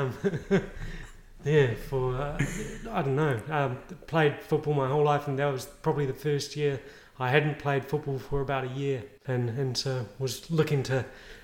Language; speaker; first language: English; native; English